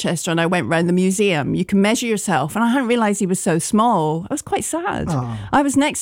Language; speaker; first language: English; native; English